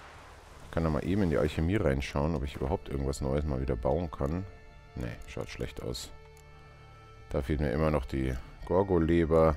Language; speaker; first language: German; native; German